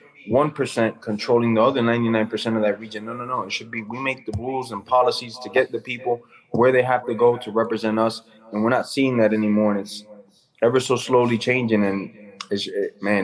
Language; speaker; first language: English; native; English